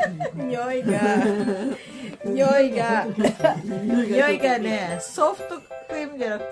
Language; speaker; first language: Japanese; non-native, fluent; Filipino